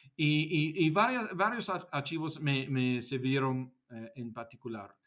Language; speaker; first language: Spanish; non-native, fluent; English